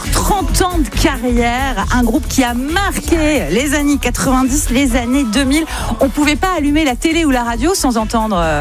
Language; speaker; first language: French; native; French